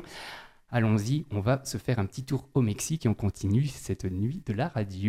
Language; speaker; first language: French; native; French